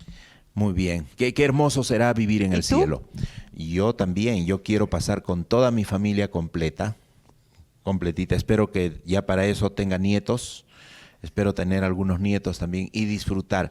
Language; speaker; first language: Spanish; native; Spanish